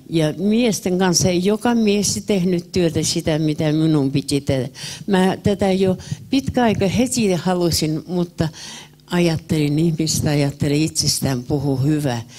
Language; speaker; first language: Finnish; early bilingual, heritage; Finnish